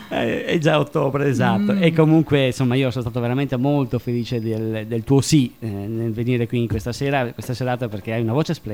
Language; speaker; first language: Italian; native; Italian